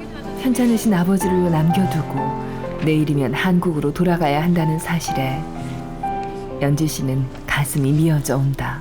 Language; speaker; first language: Korean; native; Korean